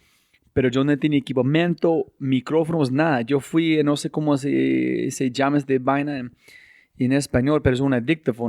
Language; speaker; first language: Spanish; non-native, fluent; English